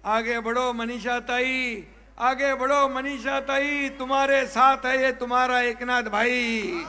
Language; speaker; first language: Hindi; non-native, local second language; Marathi